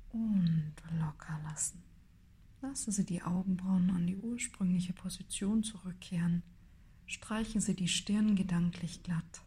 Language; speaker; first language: German; native; German